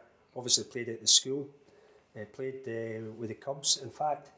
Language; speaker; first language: English; native; English